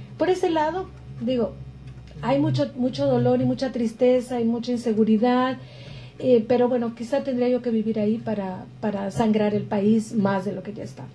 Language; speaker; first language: Spanish; native; Spanish